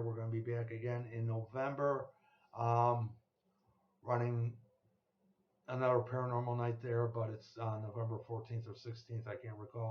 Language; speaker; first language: English; native; English